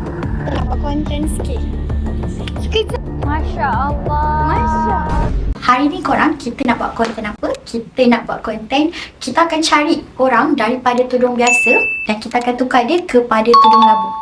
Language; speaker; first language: Malay; native; Malay